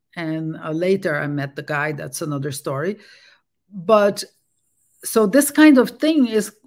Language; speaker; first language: English; non-native, fluent; Portuguese